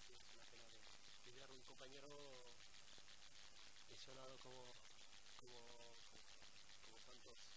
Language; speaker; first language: Spanish; non-native, learner; French